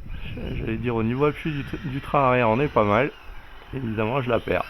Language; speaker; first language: French; native; French